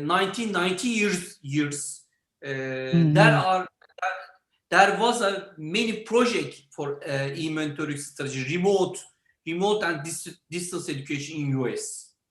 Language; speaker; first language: English; non-native, learner; Turkish